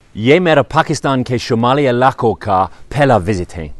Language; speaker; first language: Urdu; non-native, learner; English